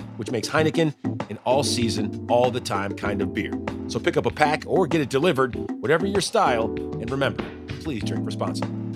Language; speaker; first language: English; native; English